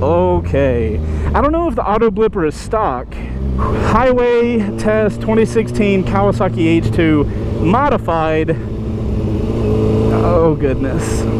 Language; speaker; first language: English; native; English